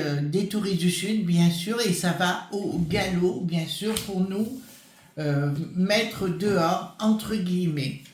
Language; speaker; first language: French; native; French